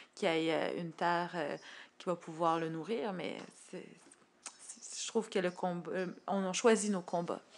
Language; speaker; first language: French; native; French